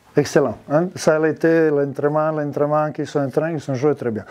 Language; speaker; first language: French; non-native, learner; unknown